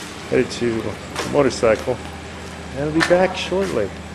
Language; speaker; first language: English; native; English